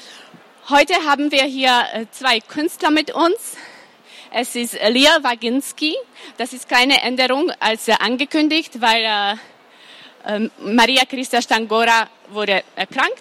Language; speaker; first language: German; non-native, fluent; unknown